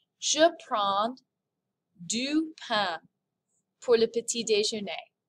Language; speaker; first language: French; non-native, fluent; English